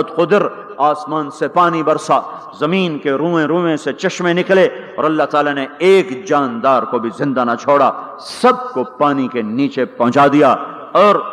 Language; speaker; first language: Urdu; non-native, local second language; Punjabi